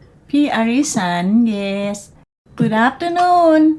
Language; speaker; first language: English; non-native, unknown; Thai